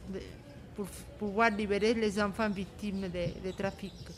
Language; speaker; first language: French; non-native, fluent; Spanish